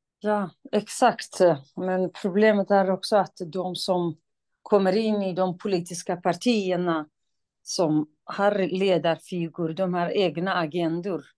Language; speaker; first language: Swedish; non-native, fluent; Kurdish